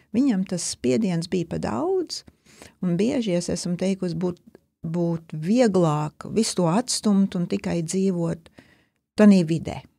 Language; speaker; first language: Latvian; early bilingual, heritage; Latvian